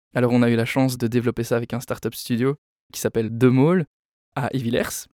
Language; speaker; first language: French; native; French